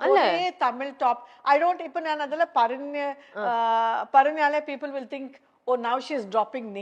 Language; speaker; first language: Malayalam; non-native, learner; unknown